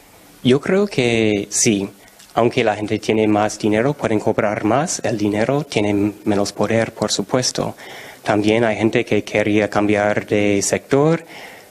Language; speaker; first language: Spanish; non-native, fluent; English